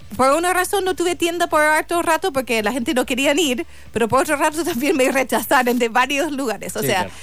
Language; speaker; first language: Spanish; non-native, fluent; English